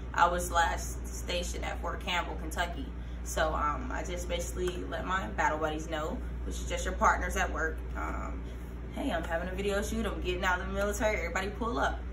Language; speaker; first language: English; native; English